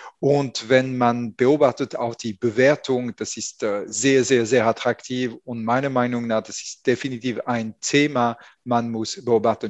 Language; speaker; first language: German; non-native, fluent; French